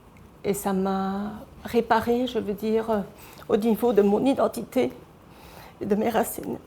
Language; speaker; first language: French; early bilingual, other home language; Chinese